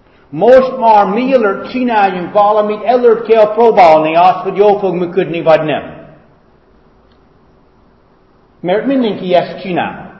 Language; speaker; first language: Hungarian; non-native, fluent; English